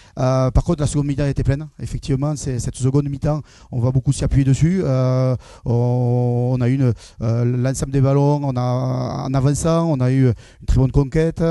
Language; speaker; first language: French; native; French